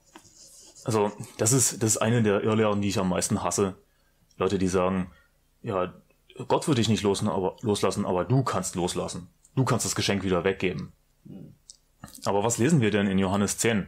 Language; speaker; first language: German; native; German